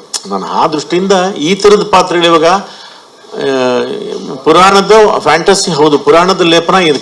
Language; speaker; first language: Kannada; native; Kannada